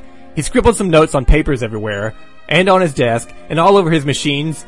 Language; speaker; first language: English; native; English